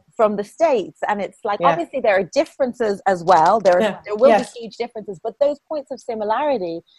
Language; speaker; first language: English; native; English